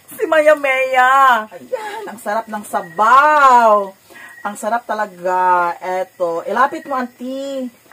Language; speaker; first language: Filipino; non-native, local second language; Cebuano